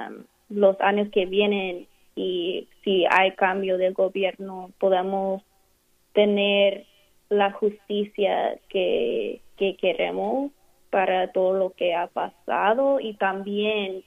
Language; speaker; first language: Spanish; non-native, fluent; English